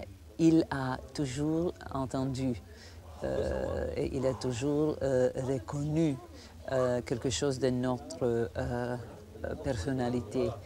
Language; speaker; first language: French; non-native, fluent; Croatian